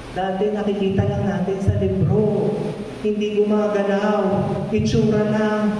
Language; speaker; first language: Filipino; non-native, local second language; Pampanga